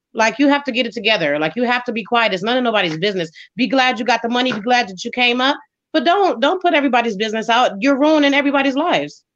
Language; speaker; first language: English; native; English